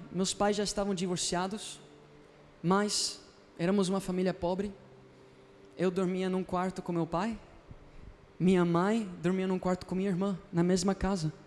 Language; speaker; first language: Portuguese; non-native, fluent; Spanish